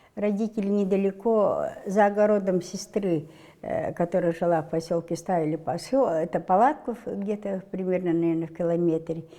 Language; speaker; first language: Russian; non-native, local second language; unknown